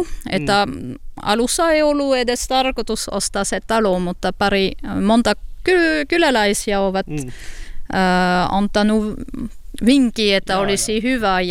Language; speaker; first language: Finnish; non-native, learner; French